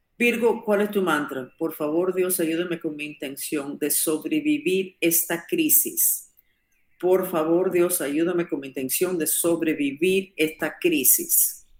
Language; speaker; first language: Spanish; non-native, fluent; English